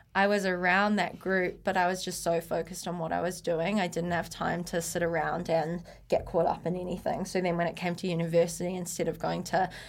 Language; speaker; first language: English; native; English